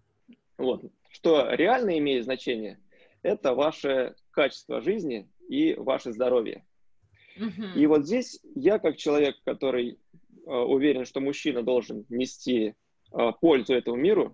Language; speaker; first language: Russian; native; Russian